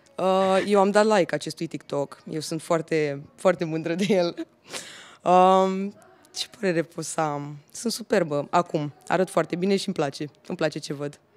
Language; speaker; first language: Romanian; native; Romanian